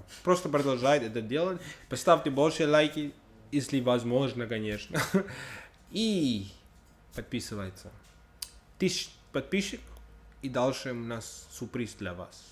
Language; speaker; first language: Russian; non-native, learner; English